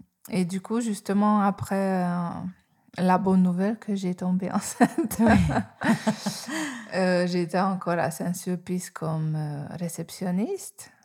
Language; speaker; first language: French; non-native, fluent; Hungarian